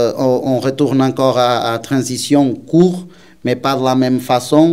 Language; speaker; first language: French; non-native, learner; Portuguese